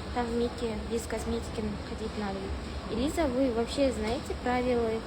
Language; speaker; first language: Russian; non-native, local second language; Kazakh